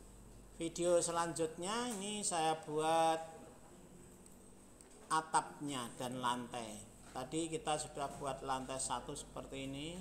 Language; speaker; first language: Indonesian; native; Indonesian